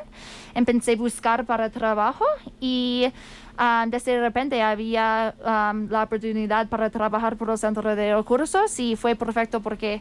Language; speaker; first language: Spanish; non-native, fluent; English